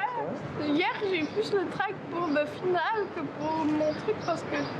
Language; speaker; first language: French; native; French